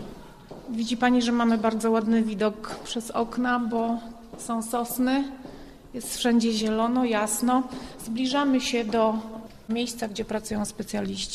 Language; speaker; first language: Polish; native; Polish